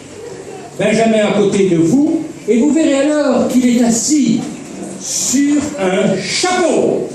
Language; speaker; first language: French; native; French